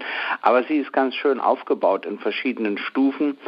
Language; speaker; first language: German; native; German